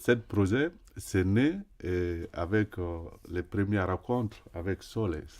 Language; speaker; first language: French; non-native, local second language; Bambara